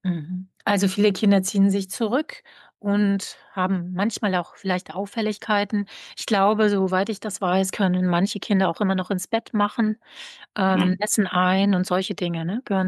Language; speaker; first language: German; native; German